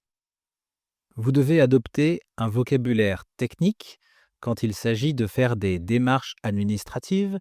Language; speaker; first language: French; native; French